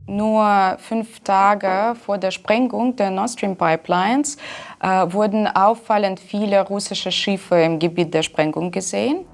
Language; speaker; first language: German; non-native, fluent; Russian